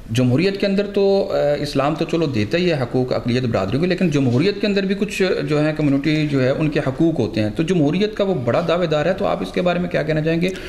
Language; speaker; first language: Urdu; non-native, local second language; Punjabi